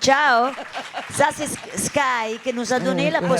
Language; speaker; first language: French; non-native, fluent; Italian